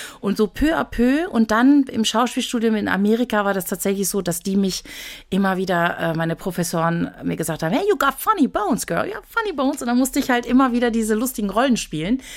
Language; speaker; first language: German; early bilingual, other home language; Turkish